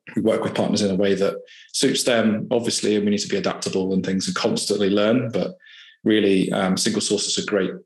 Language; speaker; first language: English; native; English